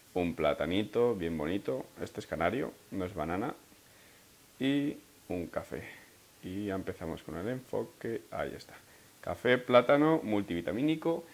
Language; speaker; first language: Spanish; native; Spanish